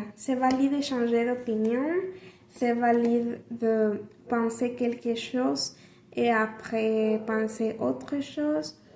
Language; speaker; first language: French; non-native, learner; Spanish